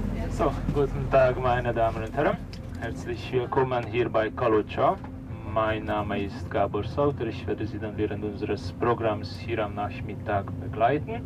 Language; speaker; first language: German; non-native, fluent; Hungarian